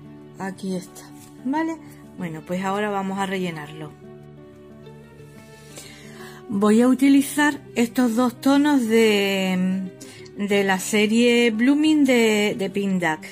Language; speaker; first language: Spanish; native; Spanish